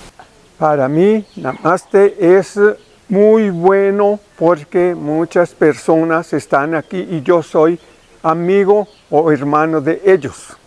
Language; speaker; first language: Spanish; non-native, learner; English